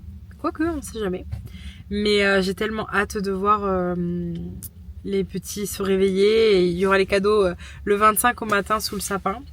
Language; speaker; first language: French; native; French